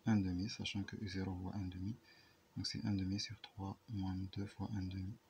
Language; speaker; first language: French; non-native, local second language; Arabic